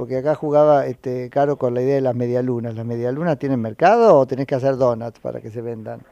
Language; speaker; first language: Spanish; native; Spanish